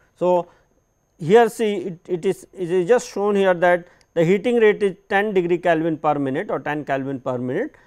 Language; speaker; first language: English; non-native, local second language; Hindi